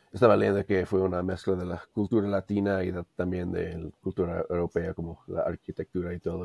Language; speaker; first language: Spanish; non-native, fluent; English